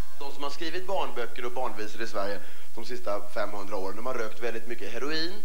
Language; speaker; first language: Swedish; early bilingual, other home language; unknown